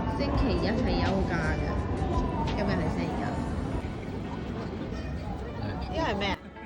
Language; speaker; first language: Cantonese; native; Cantonese